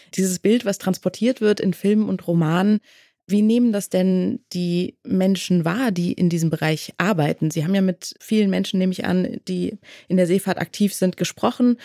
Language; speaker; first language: German; native; German